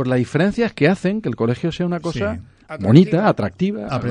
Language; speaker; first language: Spanish; native; Spanish